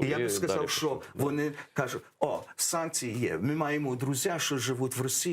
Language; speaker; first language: Ukrainian; early bilingual, heritage; English